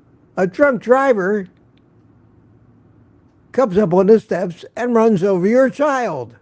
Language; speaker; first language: English; native; English